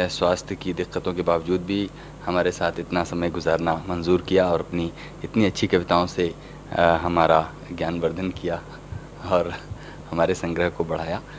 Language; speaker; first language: Hindi; native; Hindi